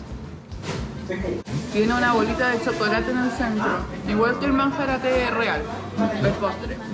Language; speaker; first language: Spanish; native; Spanish